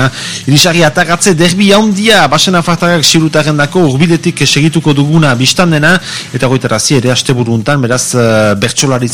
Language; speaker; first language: Basque; native; Basque